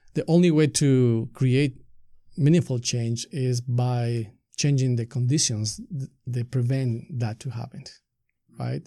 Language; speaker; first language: English; non-native, fluent; Spanish